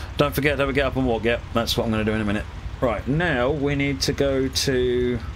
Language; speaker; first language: English; native; English